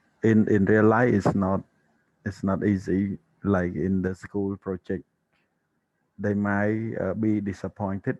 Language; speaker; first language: English; non-native, learner; Khmer